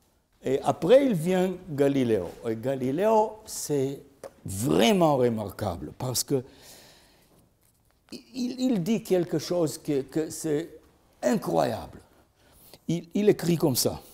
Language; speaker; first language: French; non-native, learner; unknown